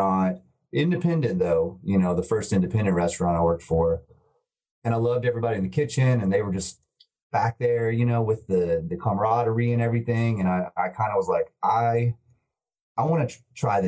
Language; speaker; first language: English; native; English